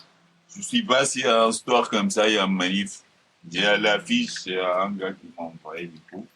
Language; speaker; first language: French; non-native, learner; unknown